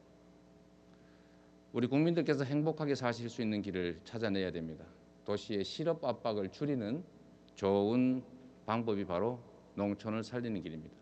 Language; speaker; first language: Korean; native; Korean